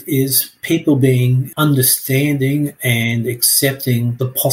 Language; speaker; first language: English; native; English